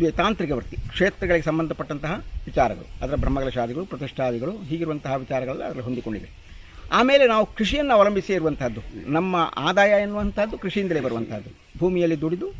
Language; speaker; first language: Kannada; non-native, local second language; Malayalam